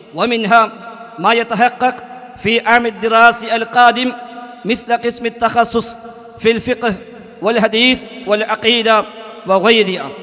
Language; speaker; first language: Arabic; non-native, fluent; Malayalam